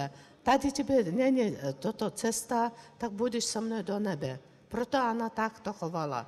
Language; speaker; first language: Czech; non-native, learner; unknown